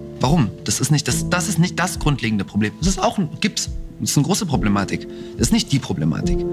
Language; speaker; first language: German; early bilingual, other home language; Russian